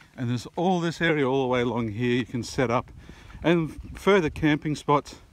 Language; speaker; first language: English; native; English